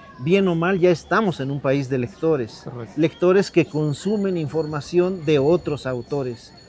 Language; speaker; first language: Spanish; native; Spanish